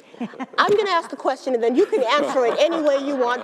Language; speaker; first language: English; native; English